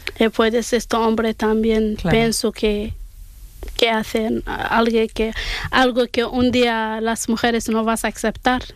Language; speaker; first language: Spanish; non-native, learner; Arabic